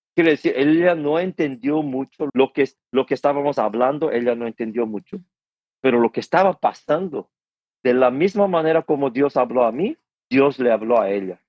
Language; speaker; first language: Spanish; non-native, fluent; Korean